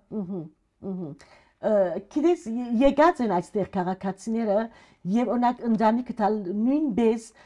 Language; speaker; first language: Armenian; early bilingual, heritage; Armenian